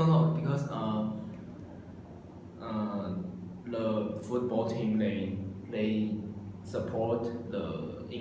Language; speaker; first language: English; non-native, learner; Chinese